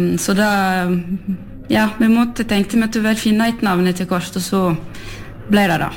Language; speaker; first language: Norwegian; early bilingual, heritage; French